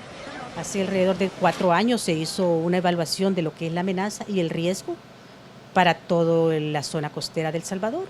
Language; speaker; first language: Spanish; native; Spanish